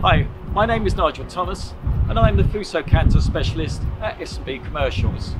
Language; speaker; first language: English; native; English